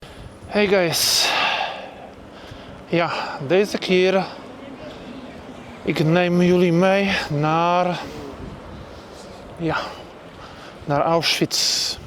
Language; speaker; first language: Dutch; non-native, learner; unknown